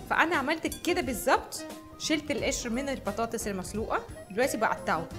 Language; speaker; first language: Arabic; non-native, fluent; Russian